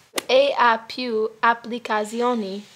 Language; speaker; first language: Italian; non-native, learner; English